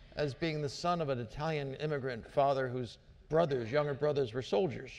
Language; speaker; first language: English; native; English